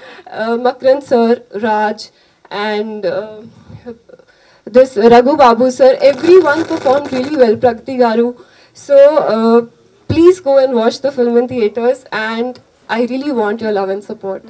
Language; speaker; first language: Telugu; non-native, learner; Hindi